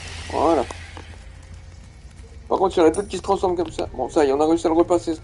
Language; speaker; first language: French; native; French